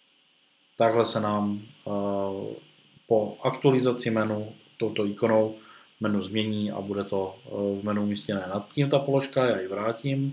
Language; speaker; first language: Czech; native; Czech